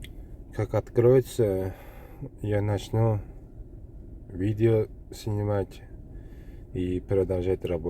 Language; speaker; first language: Russian; non-native, learner; Uzbek